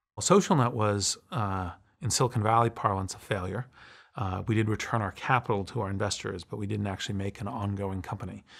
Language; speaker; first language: English; native; English